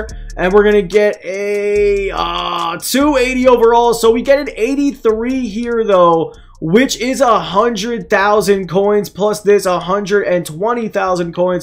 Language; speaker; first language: English; native; English